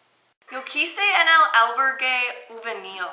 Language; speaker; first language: Spanish; non-native, learner; English